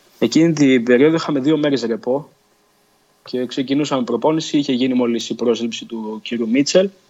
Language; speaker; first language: Greek; early bilingual, other home language; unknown